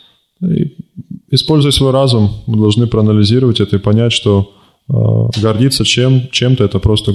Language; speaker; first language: Russian; native; Russian